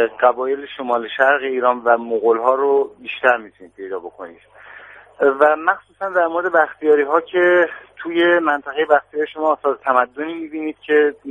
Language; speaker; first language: Persian; native; Persian